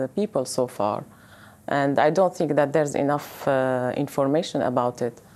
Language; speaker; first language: English; non-native, fluent; Arabic